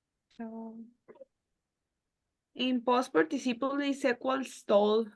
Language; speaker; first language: English; non-native, learner; Spanish